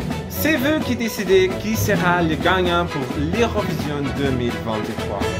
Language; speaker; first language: French; non-native, learner; Portuguese